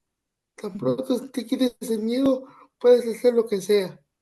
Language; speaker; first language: Spanish; early bilingual, other home language; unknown